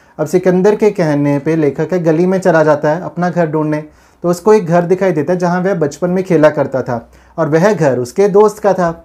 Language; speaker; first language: Hindi; non-native, local second language; Punjabi